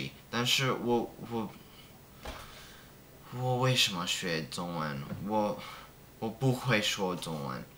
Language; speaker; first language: Chinese; non-native, learner; English